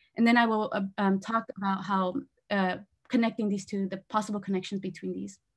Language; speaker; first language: English; native; English